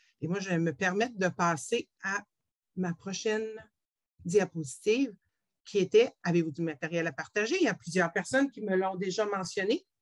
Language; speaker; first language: French; native; French